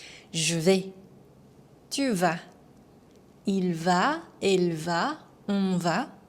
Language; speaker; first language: French; non-native, fluent; Korean